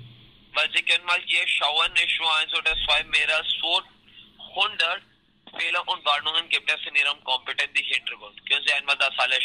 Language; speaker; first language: German; non-native, learner; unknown